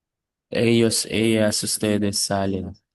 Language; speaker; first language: Spanish; non-native, learner; Filipino